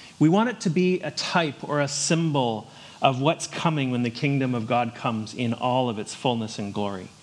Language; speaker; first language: English; native; English